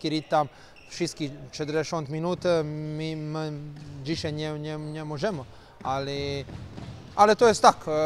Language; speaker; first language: Polish; non-native, learner; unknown